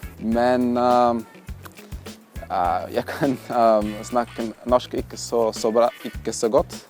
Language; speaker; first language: Norwegian; non-native, learner; Portuguese